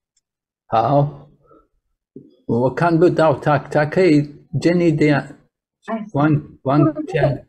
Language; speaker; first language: Chinese; non-native, learner; English